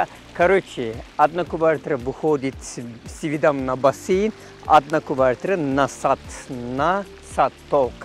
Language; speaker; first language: Russian; non-native, fluent; Turkish